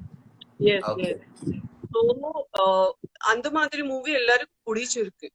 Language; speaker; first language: Tamil; non-native, fluent; Gujarati